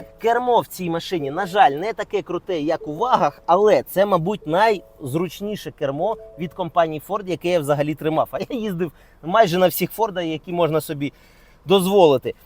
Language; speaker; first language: Ukrainian; non-native, local second language; Russian